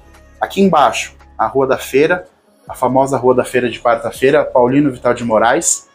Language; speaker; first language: Portuguese; native; Portuguese